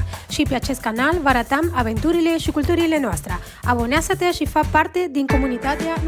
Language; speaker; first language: Romanian; non-native, learner; Spanish